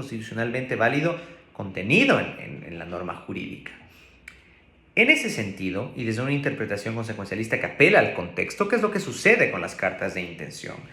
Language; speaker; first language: Spanish; native; Spanish